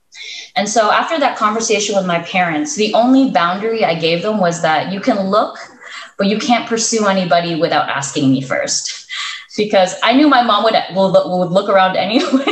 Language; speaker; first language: English; native; English